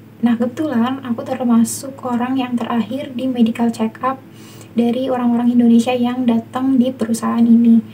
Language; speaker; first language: Indonesian; native; Indonesian